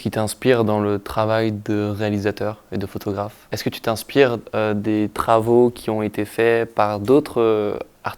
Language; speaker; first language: French; native; French